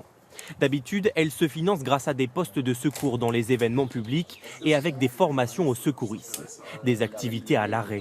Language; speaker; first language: French; native; French